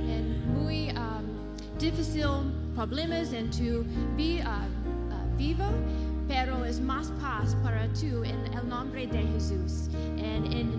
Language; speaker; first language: Spanish; non-native, learner; English